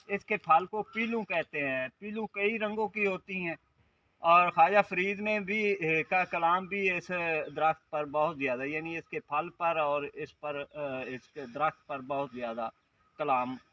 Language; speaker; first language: Urdu; native; Urdu